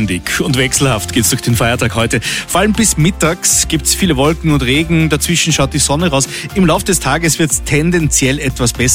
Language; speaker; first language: German; native; German